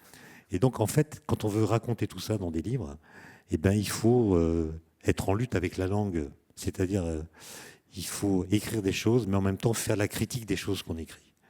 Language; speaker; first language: French; native; French